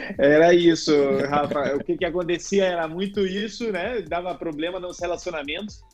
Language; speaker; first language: Portuguese; non-native, fluent; Italian